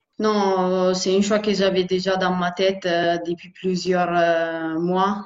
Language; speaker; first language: French; non-native, fluent; Italian